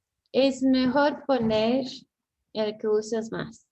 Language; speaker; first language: Spanish; non-native, fluent; English